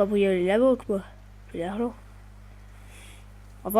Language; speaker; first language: French; native; French